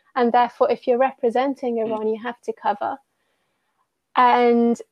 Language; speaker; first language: English; early bilingual, other home language; Persian